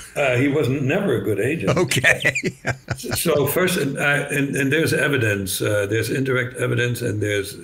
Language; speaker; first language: English; non-native, fluent; German